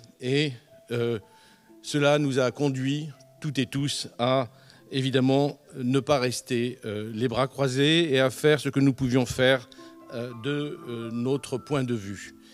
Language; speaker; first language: French; native; French